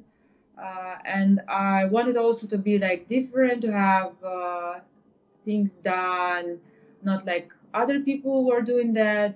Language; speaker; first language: English; non-native, fluent; Ukrainian